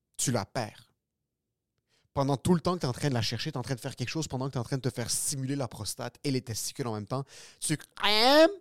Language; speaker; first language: French; early bilingual, other home language; Arabic